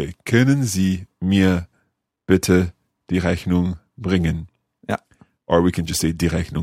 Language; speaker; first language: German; non-native, learner; English